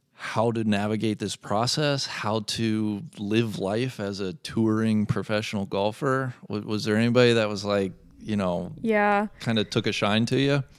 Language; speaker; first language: English; native; English